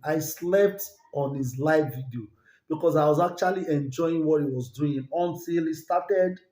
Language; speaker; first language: English; non-native, local second language; Yoruba